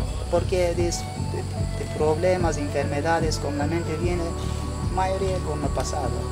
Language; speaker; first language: Spanish; non-native, learner; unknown